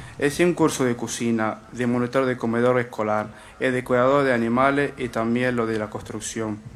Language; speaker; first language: Spanish; non-native, fluent; Arabic